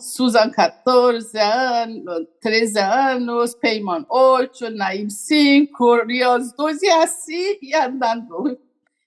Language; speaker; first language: Portuguese; non-native, learner; Persian